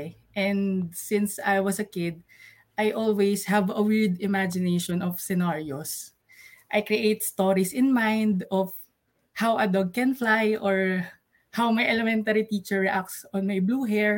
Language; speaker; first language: English; non-native, local second language; Pampanga